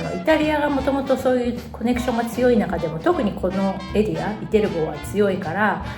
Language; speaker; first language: Japanese; native; Japanese